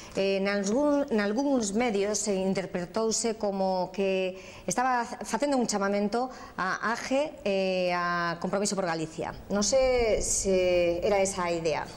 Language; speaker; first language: Galician; non-native, local second language; Spanish